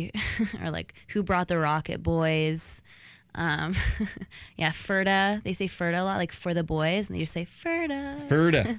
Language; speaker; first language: English; native; English